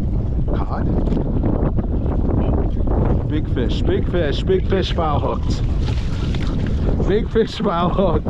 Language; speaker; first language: English; native; English